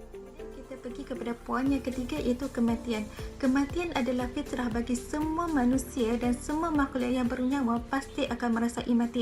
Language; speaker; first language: Malay; native; Malay